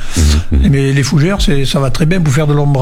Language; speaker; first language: French; native; French